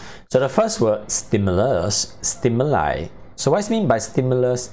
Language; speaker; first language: English; non-native, local second language; Chinese